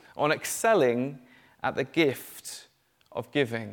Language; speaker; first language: English; native; English